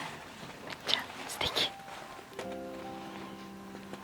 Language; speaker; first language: Japanese; non-native, fluent; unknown